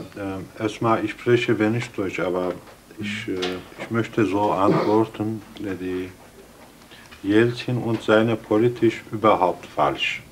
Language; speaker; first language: German; non-native, learner; Adyghe